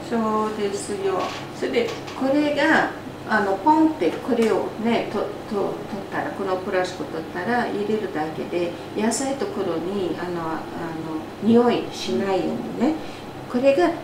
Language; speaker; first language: Japanese; non-native, fluent; Portuguese